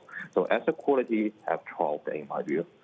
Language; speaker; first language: English; non-native, fluent; Chinese